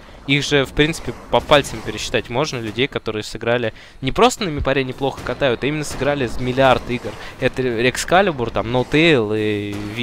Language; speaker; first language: Russian; native; Russian